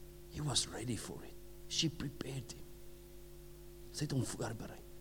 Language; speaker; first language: English; non-native, local second language; Afrikaans